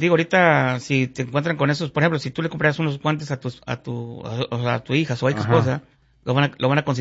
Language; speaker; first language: Spanish; native; Spanish